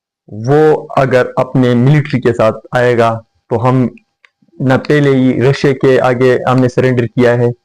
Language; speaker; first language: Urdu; non-native, fluent; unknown